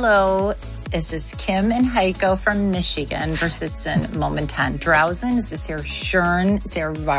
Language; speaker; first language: German; non-native, learner; English